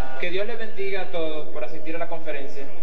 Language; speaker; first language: Spanish; native; Spanish